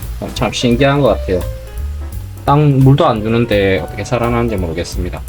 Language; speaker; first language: Korean; native; Korean